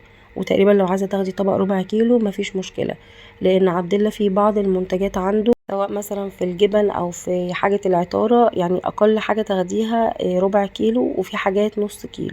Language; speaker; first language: Arabic; native; Arabic